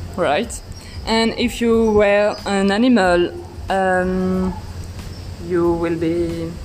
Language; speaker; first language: English; non-native, learner; French